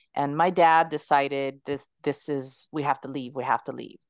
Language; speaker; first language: English; early bilingual, other home language; Spanish